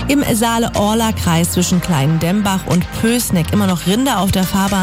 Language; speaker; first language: German; native; German